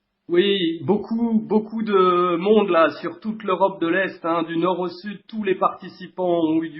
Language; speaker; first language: French; native; French